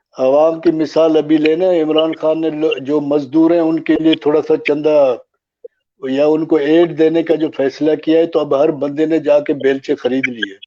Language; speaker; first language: Urdu; native; Urdu